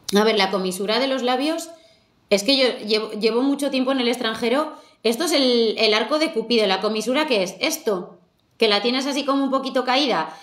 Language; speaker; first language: Spanish; native; Spanish